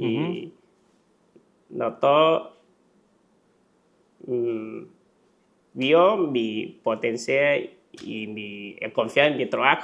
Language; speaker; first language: Spanish; non-native, learner; Chinese